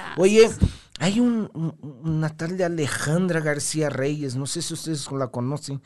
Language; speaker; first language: Spanish; non-native, fluent; Portuguese